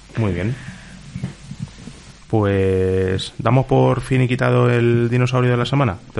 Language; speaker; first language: Spanish; native; Spanish